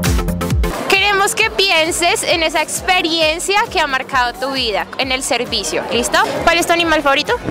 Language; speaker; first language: Spanish; native; Spanish